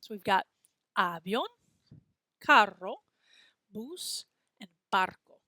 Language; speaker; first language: Spanish; non-native, fluent; English